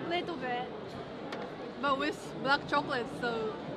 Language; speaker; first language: English; non-native, learner; French